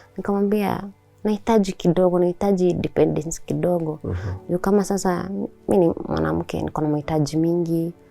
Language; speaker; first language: Swahili; native; Swahili